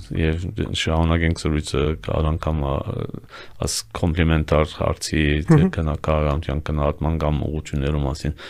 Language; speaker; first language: Armenian; early bilingual, heritage; Armenian